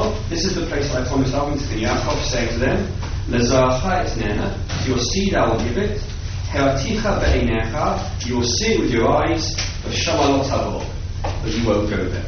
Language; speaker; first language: English; native; English